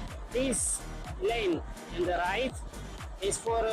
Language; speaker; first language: English; non-native, learner; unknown